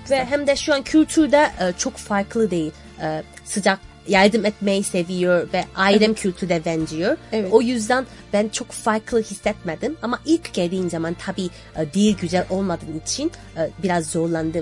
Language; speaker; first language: Turkish; non-native, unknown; Korean